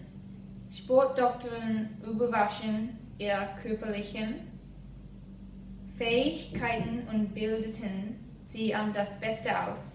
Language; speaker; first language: German; non-native, learner; English